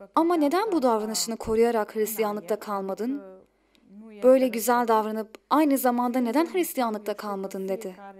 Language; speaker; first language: Turkish; non-native, fluent; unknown